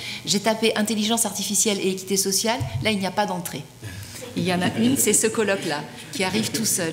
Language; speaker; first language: French; native; French